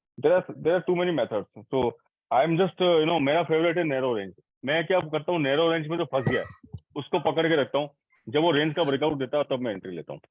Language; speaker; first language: Hindi; native; Hindi